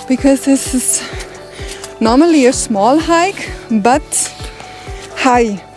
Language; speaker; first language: English; non-native, learner; German